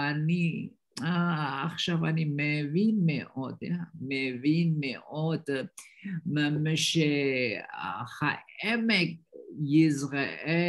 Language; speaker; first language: Hebrew; non-native, learner; Indonesian